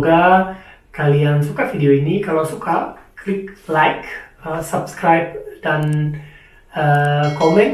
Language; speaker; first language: Indonesian; non-native, fluent; German